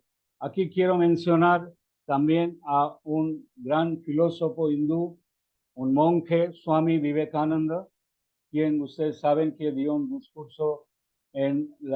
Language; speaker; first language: Spanish; non-native, fluent; Bangla